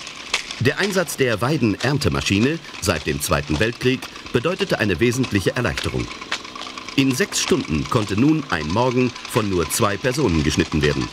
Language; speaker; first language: German; native; German